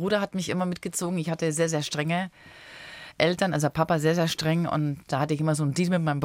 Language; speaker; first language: German; early bilingual, other home language; Italian